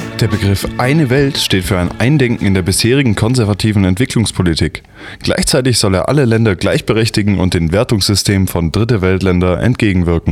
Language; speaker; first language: German; native; German